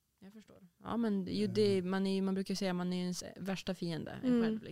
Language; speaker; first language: Swedish; native; Swedish